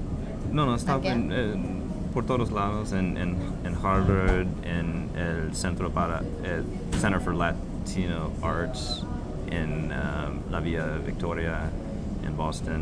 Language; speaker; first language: Spanish; non-native, fluent; English